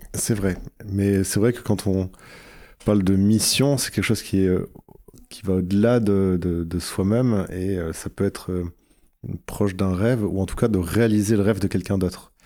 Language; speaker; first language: French; native; French